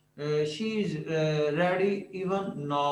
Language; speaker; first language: English; non-native, learner; Urdu